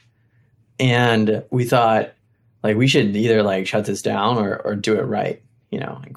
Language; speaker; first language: English; native; English